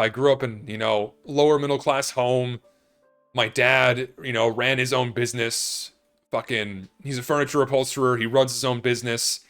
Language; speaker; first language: English; native; English